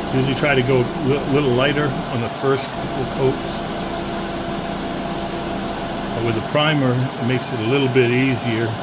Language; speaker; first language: English; native; English